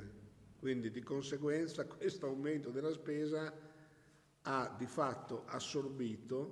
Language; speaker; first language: Italian; native; Italian